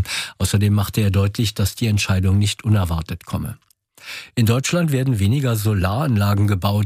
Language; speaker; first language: German; native; German